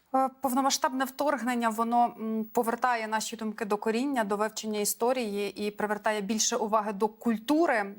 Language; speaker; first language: Ukrainian; native; Ukrainian